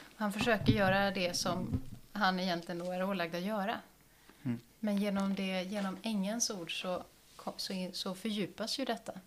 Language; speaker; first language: Swedish; native; Swedish